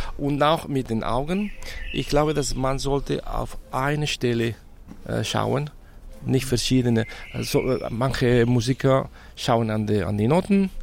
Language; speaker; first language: German; non-native, fluent; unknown